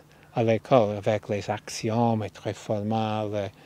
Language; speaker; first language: French; non-native, fluent; English